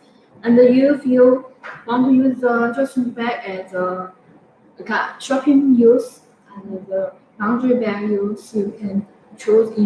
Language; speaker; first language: English; non-native, fluent; Chinese